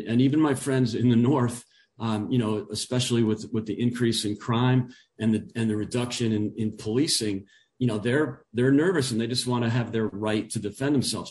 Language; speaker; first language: English; native; English